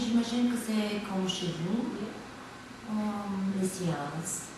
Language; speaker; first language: French; non-native, fluent; Bulgarian